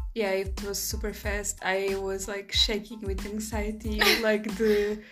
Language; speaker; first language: English; non-native, fluent; Portuguese